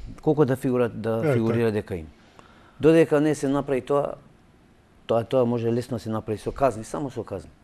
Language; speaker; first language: Macedonian; non-native, local second language; Albanian